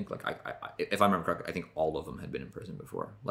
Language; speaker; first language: English; native; English